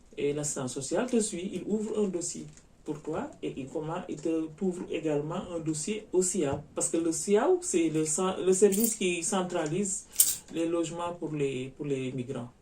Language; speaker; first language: French; non-native, local second language; Wolof